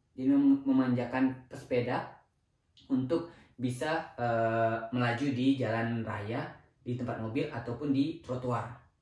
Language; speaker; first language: Indonesian; native; Indonesian